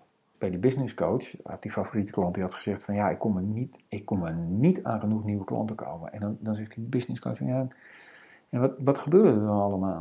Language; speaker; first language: Dutch; native; Dutch